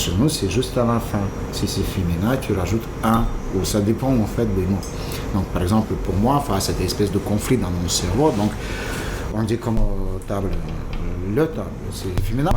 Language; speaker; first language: French; non-native, fluent; Russian